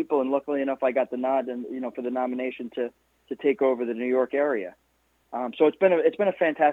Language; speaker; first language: English; native; English